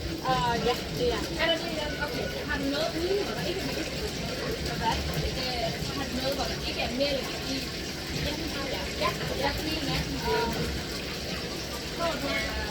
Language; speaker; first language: Danish; non-native, learner; Vietnamese